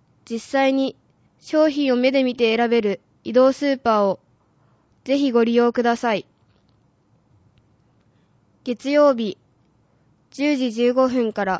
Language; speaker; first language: Japanese; native; Japanese